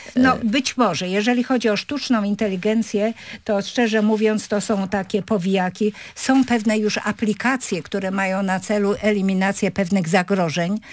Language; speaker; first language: Polish; native; Polish